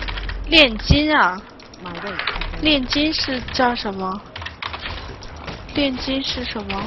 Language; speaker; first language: Chinese; native; Chinese